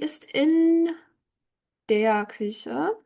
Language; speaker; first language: German; non-native, fluent; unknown